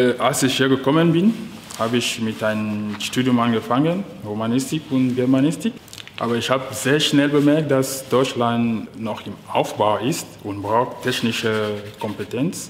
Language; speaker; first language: German; non-native, fluent; French